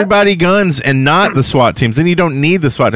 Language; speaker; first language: English; native; English